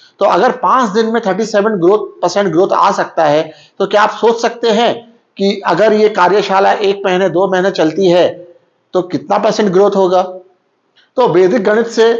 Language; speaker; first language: Hindi; native; Hindi